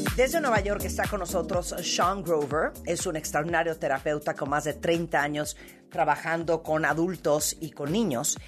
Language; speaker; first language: Spanish; native; Spanish